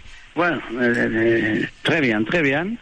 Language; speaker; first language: French; non-native, fluent; Spanish